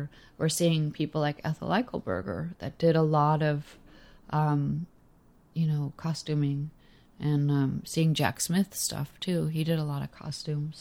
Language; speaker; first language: English; native; English